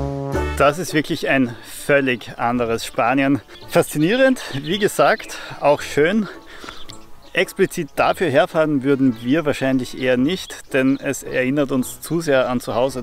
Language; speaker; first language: German; native; German